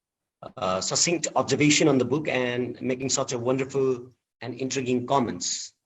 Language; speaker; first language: English; non-native, fluent; Nepali